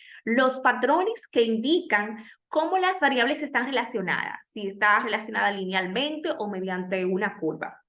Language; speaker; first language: Spanish; native; Spanish